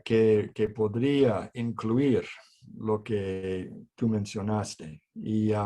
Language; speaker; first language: Spanish; non-native, fluent; English